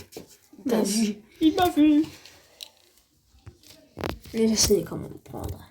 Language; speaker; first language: French; native; French